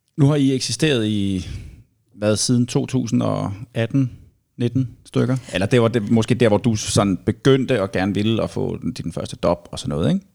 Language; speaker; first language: Danish; native; Danish